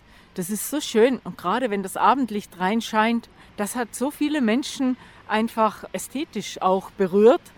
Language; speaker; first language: German; native; German